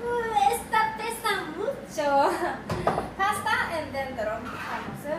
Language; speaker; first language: Spanish; non-native, learner; Japanese